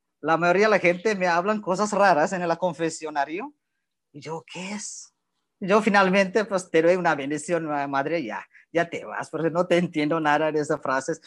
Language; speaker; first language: Spanish; non-native, learner; Indonesian